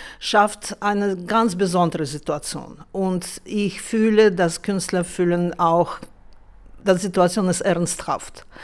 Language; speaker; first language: German; non-native, fluent; Russian